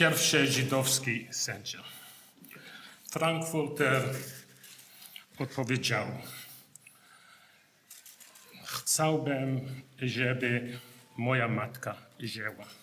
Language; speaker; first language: Polish; non-native, learner; English